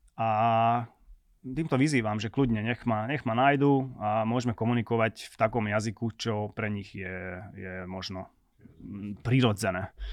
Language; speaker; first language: Slovak; non-native, local second language; Hungarian